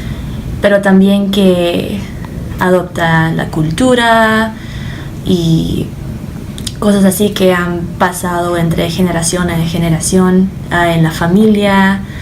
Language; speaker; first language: Spanish; early bilingual, heritage; Spanish